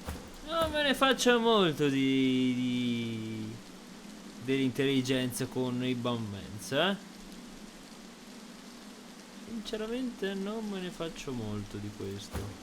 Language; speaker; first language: Italian; native; Italian